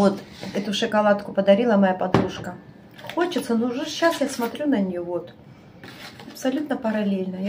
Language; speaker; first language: Russian; native; Russian